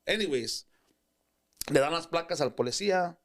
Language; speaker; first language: Spanish; early bilingual, other home language; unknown